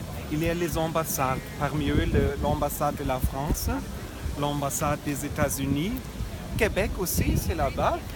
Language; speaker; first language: French; non-native, fluent; German